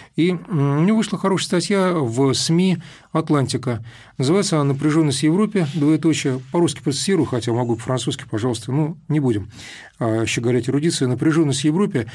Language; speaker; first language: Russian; native; Russian